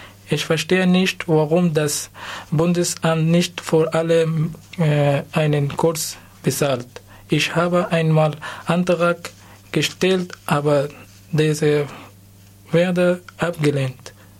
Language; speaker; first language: German; non-native, learner; Persian